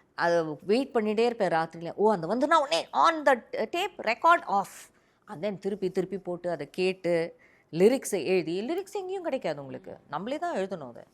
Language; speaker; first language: Tamil; early bilingual, heritage; Tamil